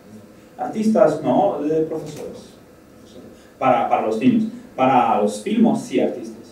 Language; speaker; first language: Spanish; non-native, learner; Romanian